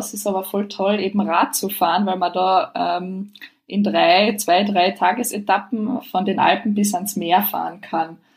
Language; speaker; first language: German; native; German